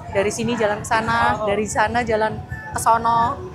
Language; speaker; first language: Indonesian; native; Indonesian